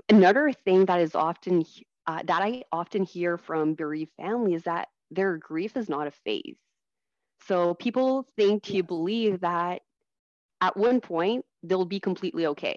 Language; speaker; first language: English; non-native, fluent; French